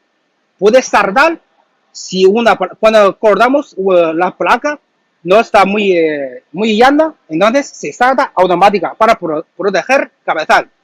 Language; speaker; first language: Spanish; non-native, learner; Chinese